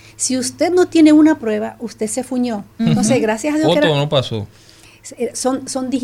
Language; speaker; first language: Spanish; native; Spanish